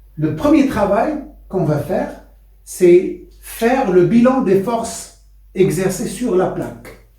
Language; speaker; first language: French; non-native, local second language; Arabic